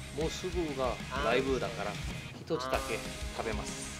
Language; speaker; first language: Japanese; non-native, learner; Korean